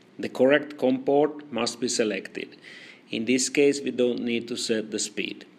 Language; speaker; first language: English; non-native, fluent; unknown